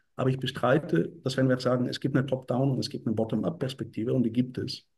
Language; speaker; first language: German; non-native, fluent; Bulgarian